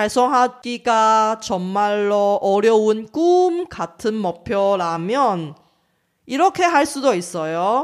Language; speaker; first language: Korean; non-native, fluent; Chinese